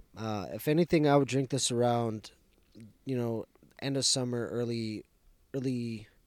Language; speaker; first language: English; early bilingual, other home language; Spanish